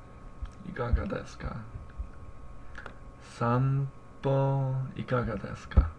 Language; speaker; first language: Japanese; non-native, learner; English